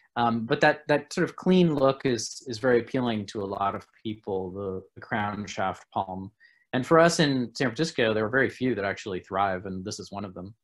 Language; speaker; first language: English; native; English